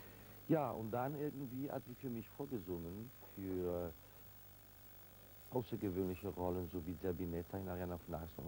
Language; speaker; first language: German; non-native, fluent; Italian